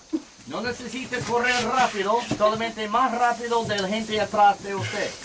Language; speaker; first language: Spanish; non-native, learner; English